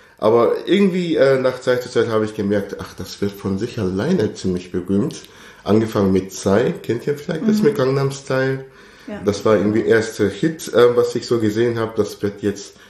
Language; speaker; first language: German; early bilingual, other home language; Korean